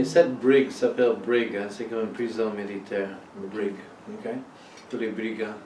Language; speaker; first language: French; non-native, learner; English